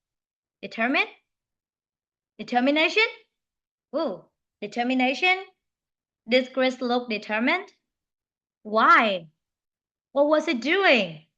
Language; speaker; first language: English; non-native, fluent; Vietnamese